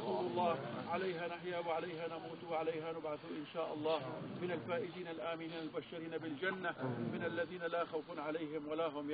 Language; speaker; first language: Arabic; native; Arabic